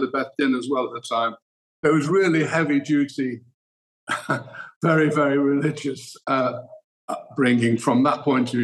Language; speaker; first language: English; native; English